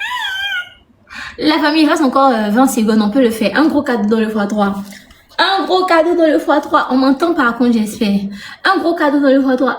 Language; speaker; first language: French; native; French